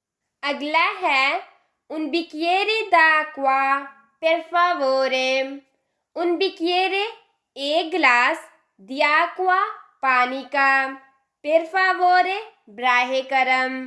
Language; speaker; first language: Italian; non-native, fluent; Urdu